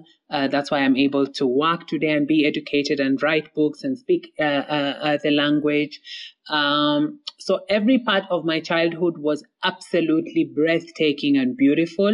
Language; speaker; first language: English; non-native, local second language; Somali